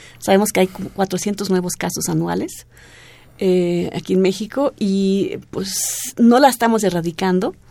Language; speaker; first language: Spanish; non-native, fluent; German